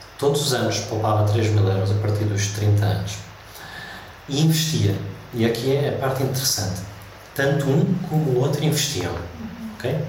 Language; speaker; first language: Portuguese; early bilingual, heritage; Portuguese